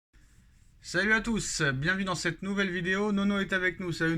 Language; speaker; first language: French; native; French